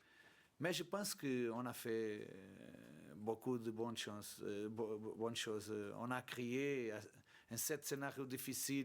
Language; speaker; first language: French; non-native, learner; Portuguese